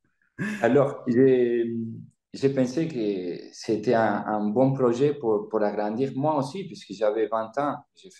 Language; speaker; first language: French; non-native, fluent; Spanish